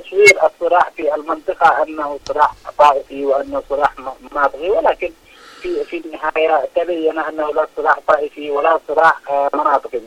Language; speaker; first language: Arabic; native; Arabic